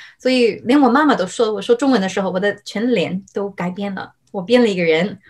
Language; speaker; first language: Chinese; non-native, fluent; English